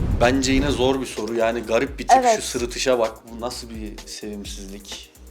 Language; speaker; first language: Turkish; native; Turkish